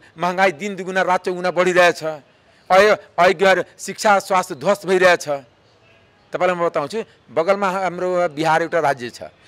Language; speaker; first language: Nepali; non-native, local second language; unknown